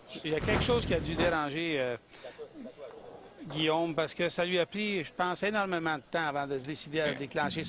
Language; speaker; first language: French; native; French